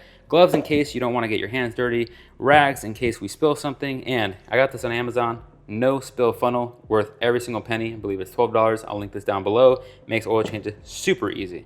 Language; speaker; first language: English; native; English